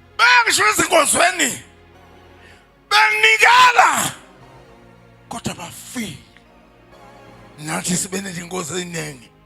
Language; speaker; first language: Zulu; non-native, local second language; Swati